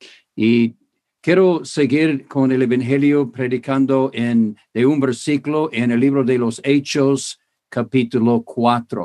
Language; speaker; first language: Spanish; non-native, fluent; English